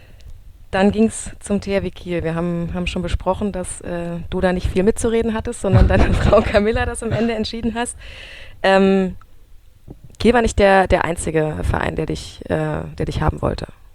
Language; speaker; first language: German; native; German